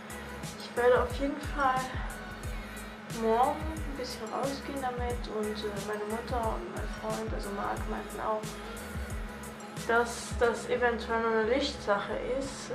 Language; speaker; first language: German; native; German